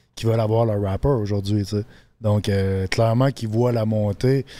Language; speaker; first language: French; native; French